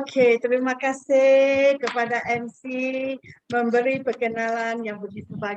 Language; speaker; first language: Indonesian; non-native, local second language; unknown